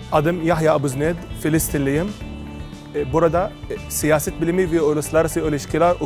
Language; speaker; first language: Turkish; non-native, fluent; Arabic